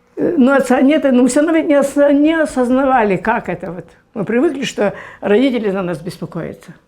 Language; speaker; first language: Russian; non-native, local second language; German